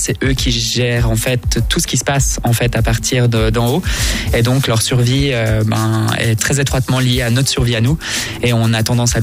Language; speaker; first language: French; native; French